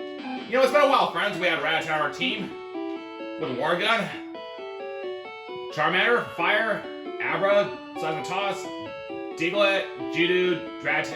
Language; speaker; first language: English; native; English